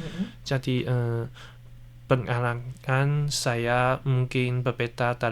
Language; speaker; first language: Indonesian; non-native, learner; Chinese